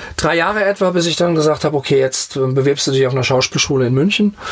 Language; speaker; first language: German; native; German